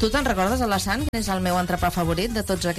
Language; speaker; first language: Catalan; native; Catalan